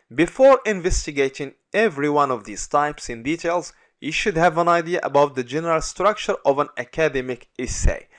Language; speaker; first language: English; non-native, fluent; Arabic